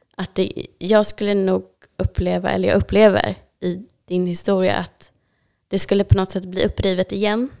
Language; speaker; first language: Swedish; native; Swedish